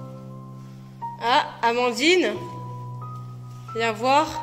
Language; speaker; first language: French; native; French